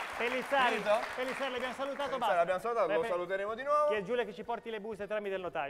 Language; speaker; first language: Italian; native; Italian